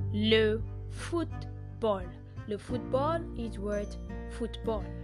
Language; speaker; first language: English; non-native, local second language; Yoruba